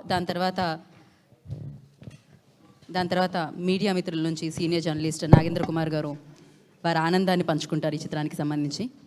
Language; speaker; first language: Telugu; native; Telugu